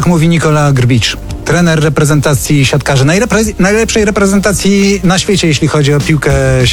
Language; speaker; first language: Polish; native; Polish